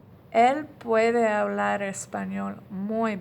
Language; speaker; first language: Spanish; non-native, fluent; English